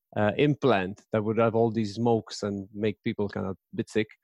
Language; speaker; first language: English; non-native, fluent; Italian